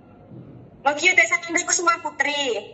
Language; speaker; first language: Chinese; non-native, learner; Indonesian